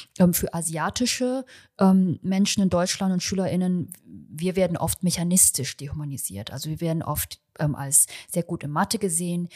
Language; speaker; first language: German; early bilingual, other home language; Chinese